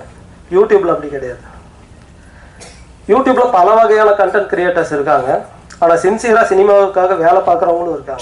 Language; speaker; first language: Tamil; native; Tamil